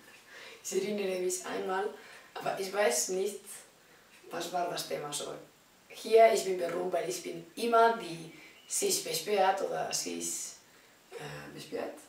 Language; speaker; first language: German; non-native, learner; Spanish